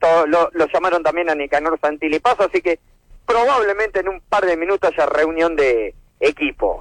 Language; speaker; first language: Spanish; native; Spanish